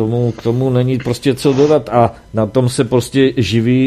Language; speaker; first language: Czech; native; Czech